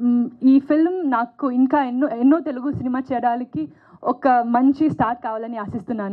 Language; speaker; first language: Telugu; non-native, learner; Tamil